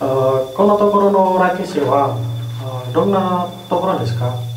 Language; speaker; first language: Japanese; non-native, learner; Indonesian